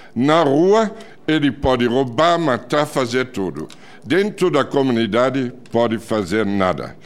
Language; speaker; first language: Portuguese; non-native, fluent; German